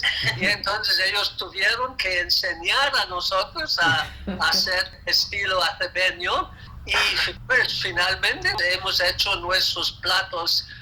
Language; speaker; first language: Spanish; non-native, fluent; English